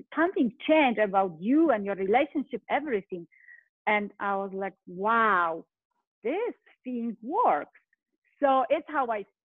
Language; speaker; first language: English; non-native, fluent; Polish